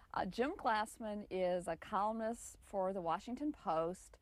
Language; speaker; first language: English; native; English